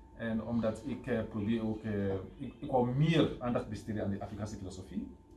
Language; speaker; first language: Dutch; non-native, fluent; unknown